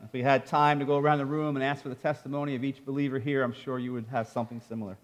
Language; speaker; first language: English; native; English